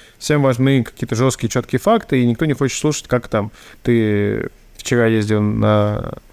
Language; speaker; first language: Russian; native; Russian